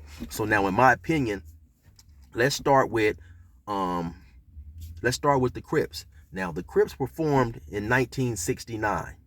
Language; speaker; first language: English; native; English